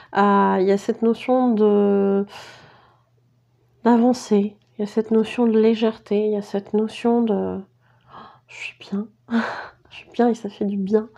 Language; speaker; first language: French; native; French